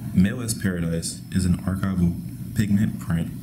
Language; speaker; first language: English; native; English